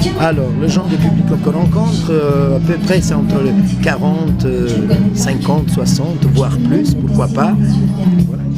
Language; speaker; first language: French; non-native, fluent; Italian